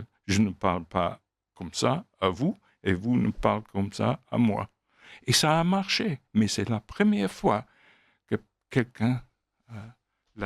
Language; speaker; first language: French; non-native, fluent; English